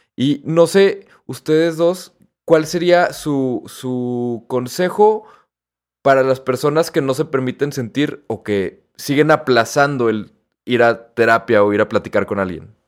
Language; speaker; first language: Spanish; native; Spanish